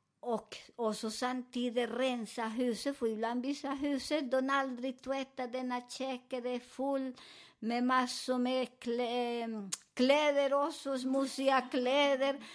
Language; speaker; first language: Swedish; non-native, fluent; Spanish